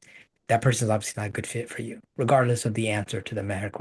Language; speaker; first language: English; native; English